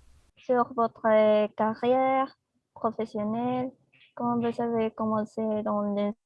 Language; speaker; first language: French; non-native, learner; Spanish